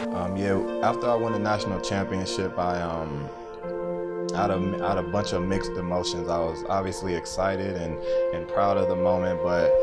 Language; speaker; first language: English; native; English